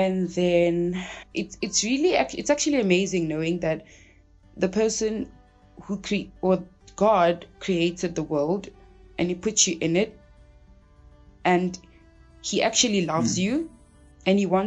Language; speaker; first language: English; early bilingual, other home language; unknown